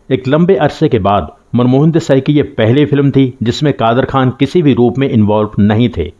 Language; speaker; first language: Hindi; native; Hindi